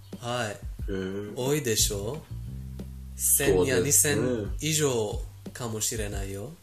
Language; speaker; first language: Japanese; non-native, fluent; Persian